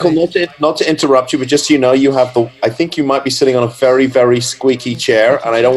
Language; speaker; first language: English; native; English